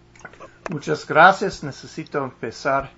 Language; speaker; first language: Spanish; non-native, learner; English